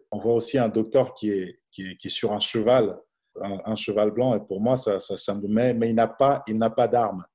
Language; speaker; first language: French; non-native, local second language; Lingala